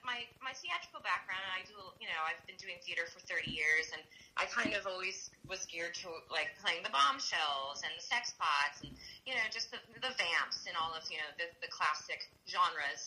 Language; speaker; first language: English; native; English